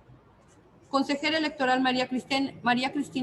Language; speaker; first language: Spanish; native; Spanish